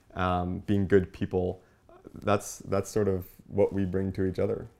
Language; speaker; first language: English; native; English